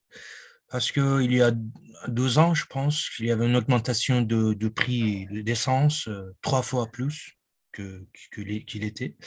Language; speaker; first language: French; non-native, fluent; Persian